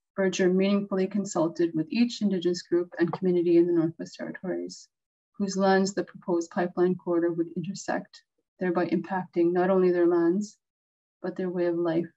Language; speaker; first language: English; native; English